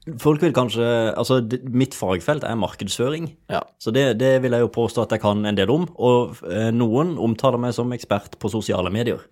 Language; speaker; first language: Norwegian; native; Norwegian